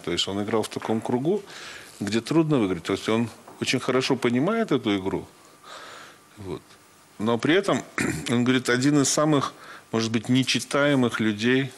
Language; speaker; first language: Russian; native; Russian